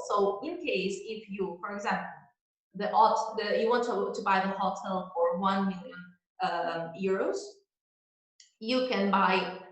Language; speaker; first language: English; non-native, fluent; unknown